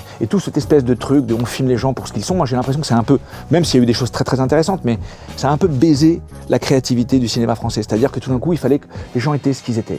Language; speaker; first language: French; native; French